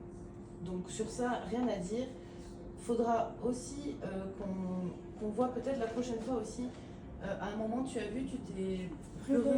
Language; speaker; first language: French; native; French